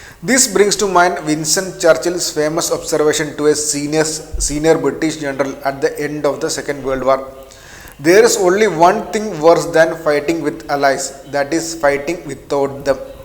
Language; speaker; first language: English; non-native, local second language; Malayalam